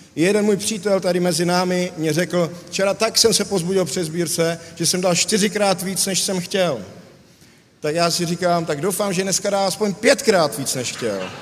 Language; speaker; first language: Czech; native; Czech